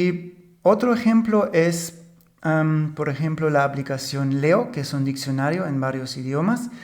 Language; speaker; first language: Spanish; non-native, fluent; German